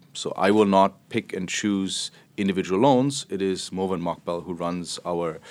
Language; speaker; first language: English; non-native, fluent; German